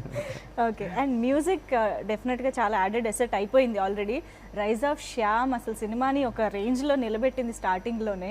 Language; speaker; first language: Telugu; native; Telugu